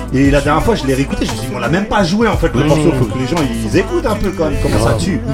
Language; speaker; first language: French; native; French